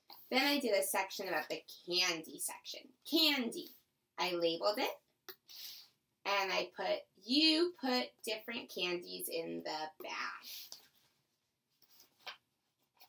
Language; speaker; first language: English; native; English